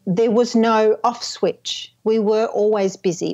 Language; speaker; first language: English; native; English